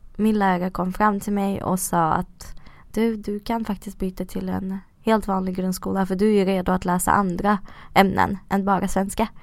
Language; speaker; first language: Swedish; early bilingual, other home language; Russian